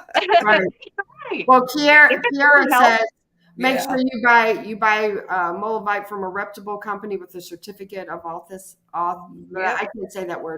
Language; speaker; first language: English; native; English